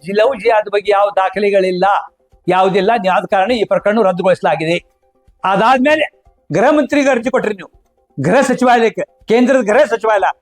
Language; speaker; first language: Kannada; non-native, local second language; Urdu